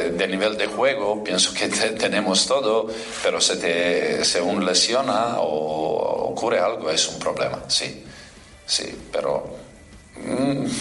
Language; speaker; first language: Spanish; non-native, fluent; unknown